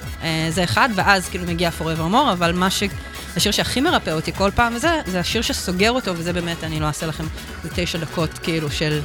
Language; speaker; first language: Hebrew; native; Hebrew